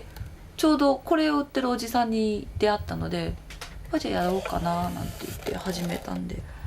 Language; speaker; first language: Japanese; native; Japanese